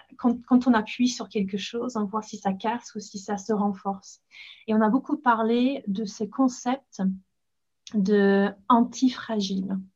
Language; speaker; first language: French; non-native, fluent; English